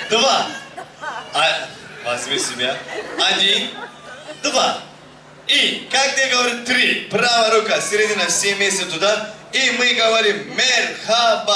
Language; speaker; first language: Russian; non-native, learner; Turkish